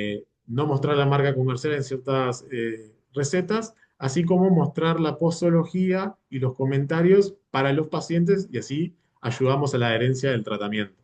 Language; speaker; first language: Spanish; native; Spanish